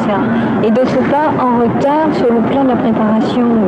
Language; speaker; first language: French; native; French